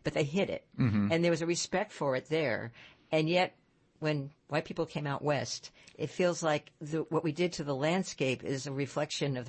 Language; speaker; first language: English; native; English